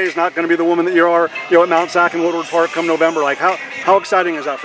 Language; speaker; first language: English; native; English